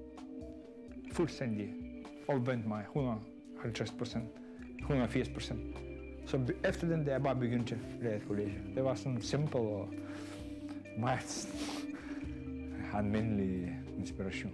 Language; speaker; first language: Danish; non-native, fluent; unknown